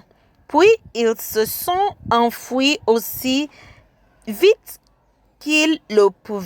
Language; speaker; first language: French; non-native, fluent; English